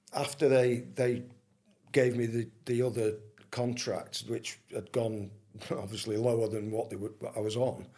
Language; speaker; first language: English; native; English